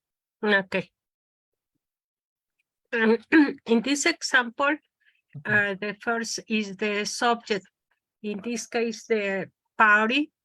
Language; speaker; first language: English; non-native, learner; Spanish